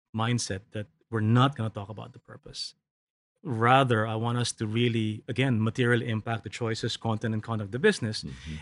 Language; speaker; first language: English; non-native, local second language; Filipino